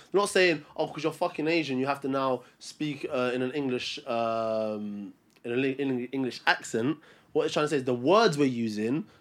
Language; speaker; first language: English; early bilingual, other home language; Albanian